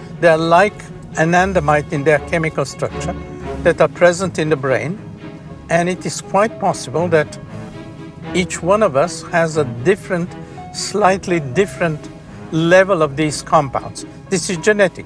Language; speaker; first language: English; non-native, fluent; Bulgarian